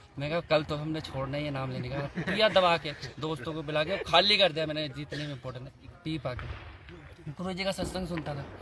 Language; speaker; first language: Hindi; non-native, local second language; Nepali